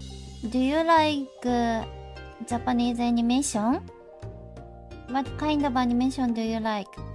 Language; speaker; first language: English; non-native, learner; Japanese